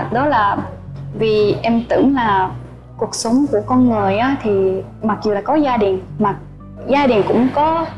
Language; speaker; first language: Vietnamese; non-native, fluent; Japanese